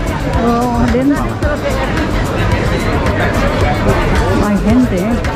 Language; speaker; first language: Spanish; non-native, fluent; Indonesian